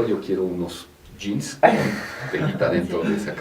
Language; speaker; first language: Spanish; native; Spanish